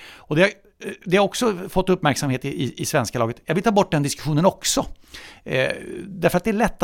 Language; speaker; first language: Swedish; native; Swedish